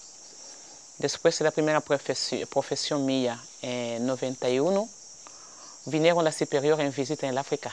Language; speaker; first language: Spanish; non-native, fluent; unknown